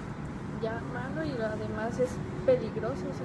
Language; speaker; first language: Spanish; native; Spanish